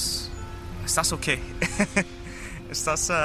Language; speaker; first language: Spanish; early bilingual, heritage; English